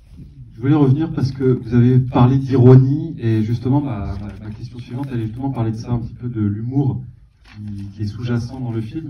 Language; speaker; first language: French; native; French